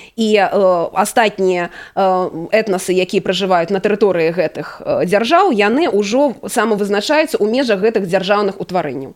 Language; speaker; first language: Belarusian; native; Belarusian